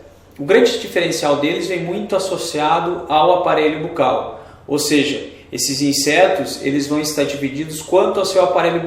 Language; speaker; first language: Portuguese; native; Portuguese